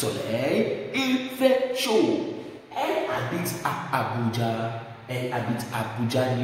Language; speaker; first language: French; non-native, fluent; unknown